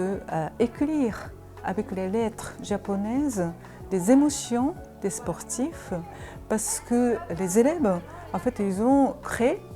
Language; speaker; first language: French; non-native, fluent; Japanese